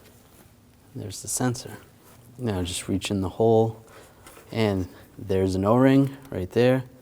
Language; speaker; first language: English; native; English